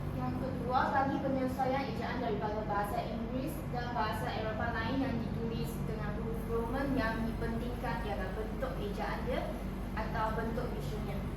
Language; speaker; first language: Malay; non-native, local second language; Chinese